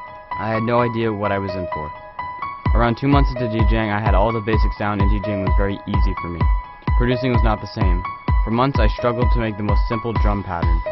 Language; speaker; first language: English; native; English